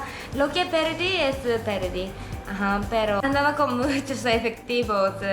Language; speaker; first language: Spanish; non-native, learner; Japanese